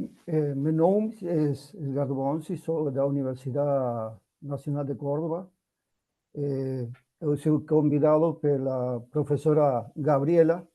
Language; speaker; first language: Portuguese; non-native, learner; Spanish